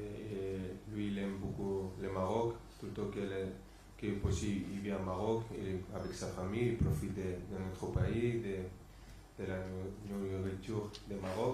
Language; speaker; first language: French; non-native, fluent; Spanish